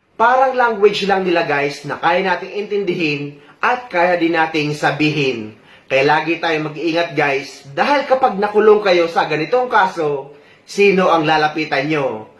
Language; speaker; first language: Filipino; native; Filipino